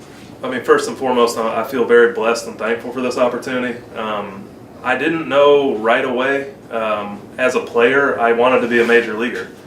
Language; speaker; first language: English; native; English